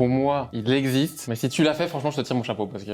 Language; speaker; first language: French; native; French